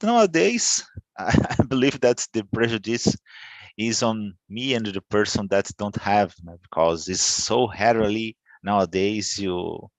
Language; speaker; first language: English; non-native, learner; Portuguese